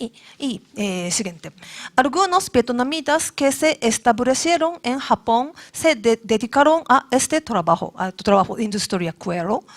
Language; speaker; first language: Spanish; non-native, learner; Japanese